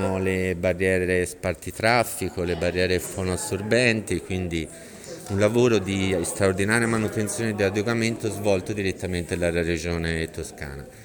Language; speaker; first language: Italian; native; Italian